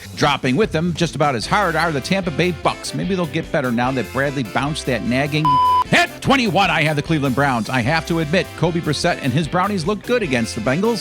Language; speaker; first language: English; native; English